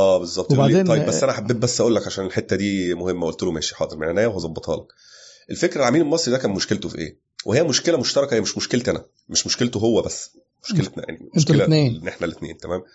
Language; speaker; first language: Arabic; native; Arabic